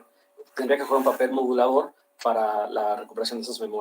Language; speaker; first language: Spanish; native; Spanish